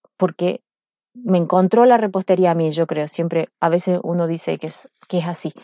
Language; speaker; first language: Spanish; native; Spanish